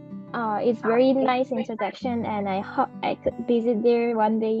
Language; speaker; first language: English; non-native, fluent; Japanese